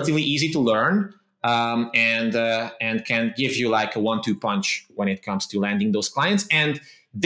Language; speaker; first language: English; non-native, fluent; Romanian